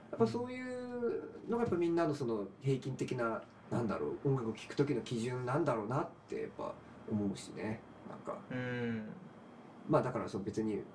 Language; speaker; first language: Japanese; native; Japanese